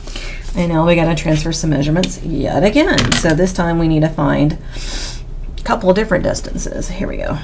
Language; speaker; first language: English; native; English